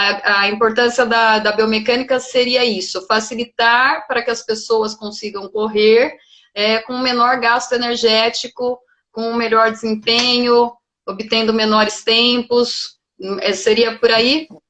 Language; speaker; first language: Portuguese; native; Portuguese